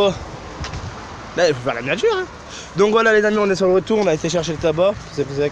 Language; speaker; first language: French; native; French